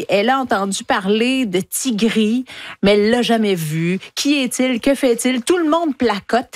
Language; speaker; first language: French; native; French